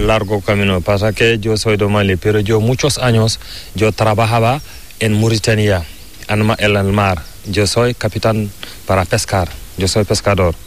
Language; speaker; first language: Spanish; non-native, learner; Fula